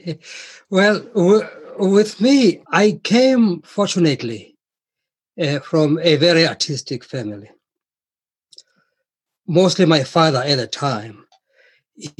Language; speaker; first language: English; non-native, local second language; Xhosa